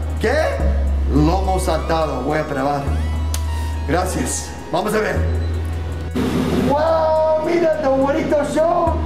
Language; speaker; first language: Spanish; non-native, learner; English